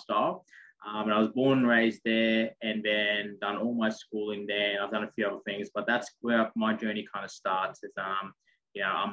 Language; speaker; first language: English; non-native, local second language; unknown